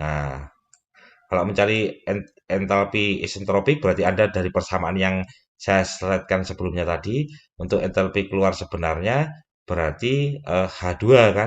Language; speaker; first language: Indonesian; native; Indonesian